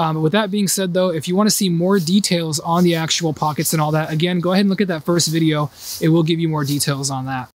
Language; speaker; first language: English; native; English